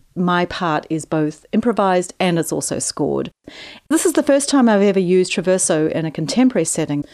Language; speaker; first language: English; native; English